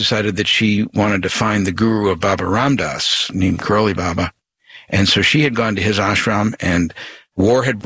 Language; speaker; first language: English; native; English